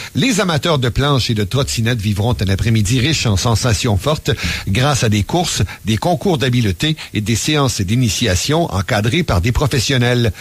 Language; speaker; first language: French; native; French